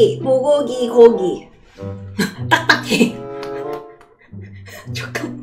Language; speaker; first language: Korean; non-native, learner; Cantonese